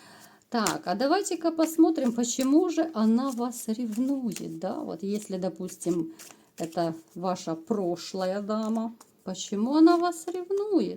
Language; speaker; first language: Russian; native; Russian